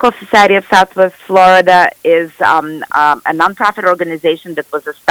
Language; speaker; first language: English; non-native, fluent; Russian